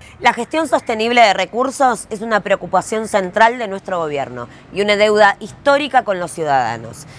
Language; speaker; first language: Spanish; native; Spanish